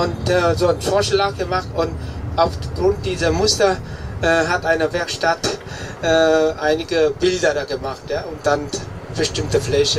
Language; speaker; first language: German; non-native, fluent; Vietnamese